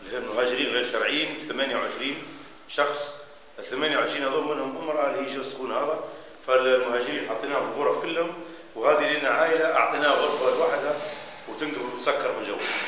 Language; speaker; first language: Arabic; native; Arabic